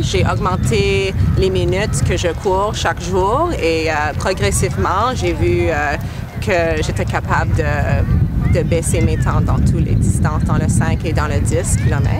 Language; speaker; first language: French; non-native, local second language; English